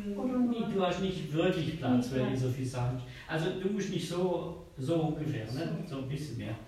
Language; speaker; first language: German; native; German